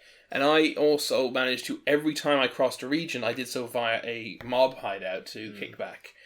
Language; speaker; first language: English; native; English